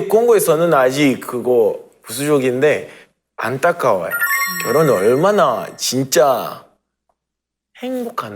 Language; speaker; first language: Korean; non-native, learner; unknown